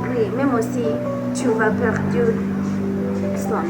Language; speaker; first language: French; non-native, learner; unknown